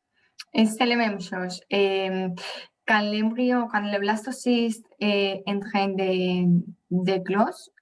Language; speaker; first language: French; non-native, fluent; Spanish